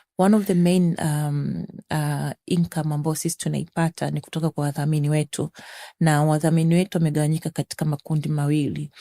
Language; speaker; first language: Swahili; native; Swahili